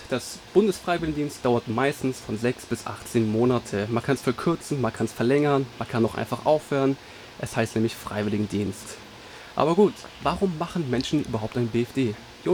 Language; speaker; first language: German; early bilingual, other home language; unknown